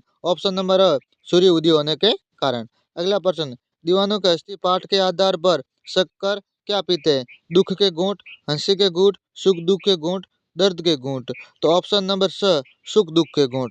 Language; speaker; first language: Hindi; native; Hindi